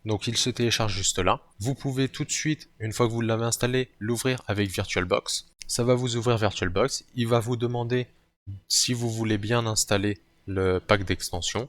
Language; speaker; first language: French; native; French